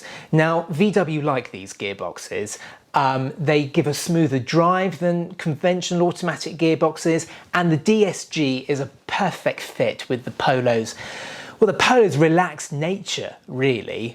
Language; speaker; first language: English; native; English